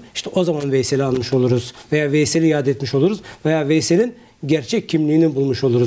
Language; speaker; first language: Turkish; native; Turkish